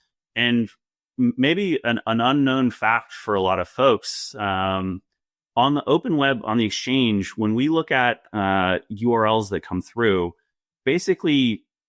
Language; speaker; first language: English; native; English